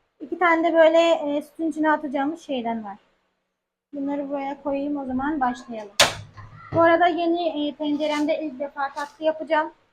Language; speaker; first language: Turkish; native; Turkish